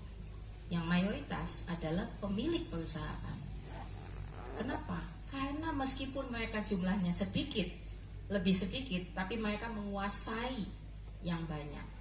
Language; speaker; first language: Indonesian; native; Indonesian